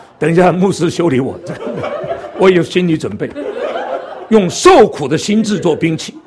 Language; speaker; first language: Chinese; non-native, local second language; Cantonese